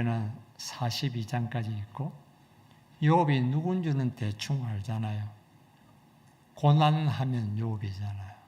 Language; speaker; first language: Korean; native; Korean